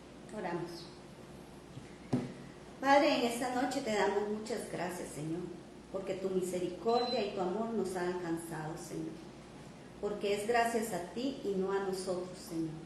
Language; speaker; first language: Spanish; native; Spanish